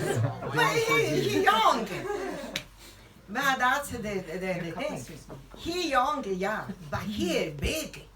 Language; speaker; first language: English; non-native, learner; Italian